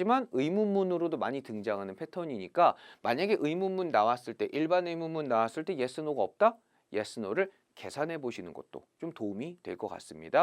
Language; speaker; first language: Korean; native; Korean